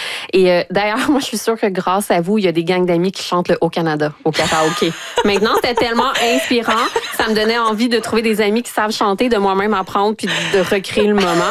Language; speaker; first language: French; native; French